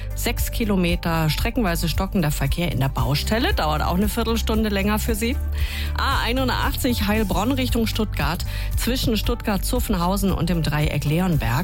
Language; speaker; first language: German; native; German